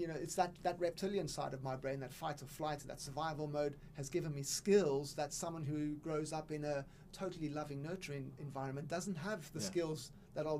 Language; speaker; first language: English; native; English